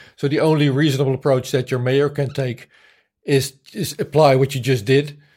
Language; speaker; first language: English; non-native, fluent; Dutch